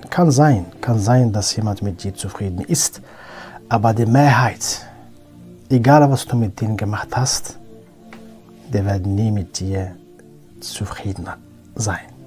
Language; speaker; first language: German; non-native, fluent; Arabic